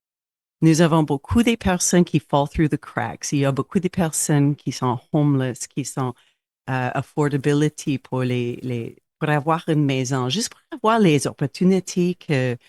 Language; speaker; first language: French; non-native, local second language; English